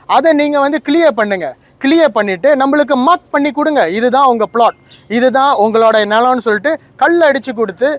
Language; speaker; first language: Tamil; early bilingual, heritage; Tamil